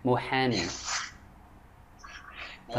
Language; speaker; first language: Arabic; non-native, learner; English